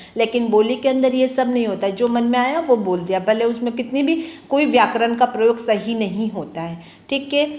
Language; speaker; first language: Hindi; native; Hindi